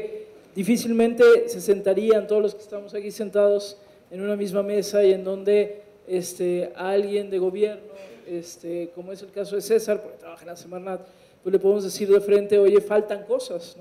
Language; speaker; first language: Spanish; native; Spanish